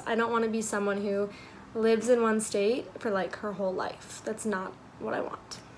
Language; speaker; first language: English; native; English